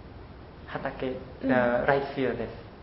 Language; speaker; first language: Japanese; non-native, learner; Khmer